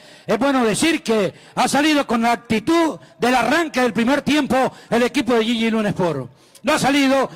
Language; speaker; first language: Spanish; native; Spanish